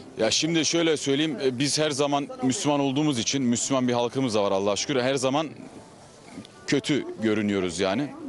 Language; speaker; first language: Turkish; early bilingual, heritage; Turkish